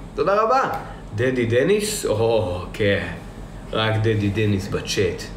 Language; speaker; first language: Hebrew; early bilingual, other home language; Russian